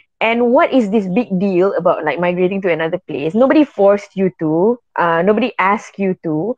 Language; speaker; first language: English; non-native, local second language; Malay